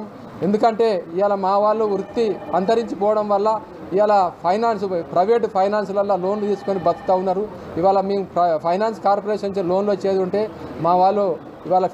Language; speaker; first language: Telugu; native; Telugu